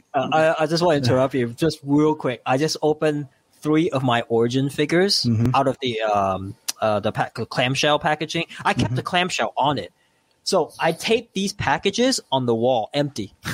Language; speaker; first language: English; non-native, local second language; Cantonese